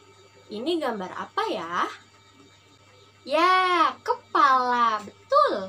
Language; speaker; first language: Indonesian; native; Indonesian